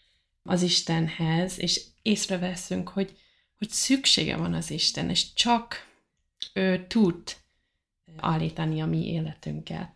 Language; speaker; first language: Hungarian; non-native, learner; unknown